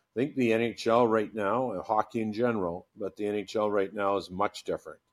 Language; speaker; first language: English; native; English